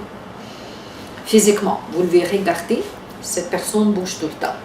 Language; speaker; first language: French; non-native, fluent; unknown